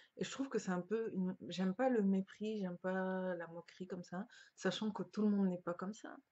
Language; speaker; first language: French; early bilingual, other home language; Lingala